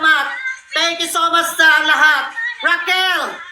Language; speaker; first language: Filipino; non-native, local second language; Cebuano